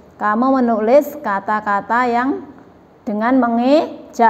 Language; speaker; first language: Indonesian; native; Indonesian